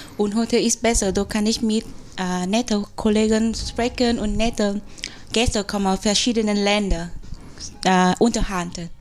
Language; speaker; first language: German; non-native, learner; Vietnamese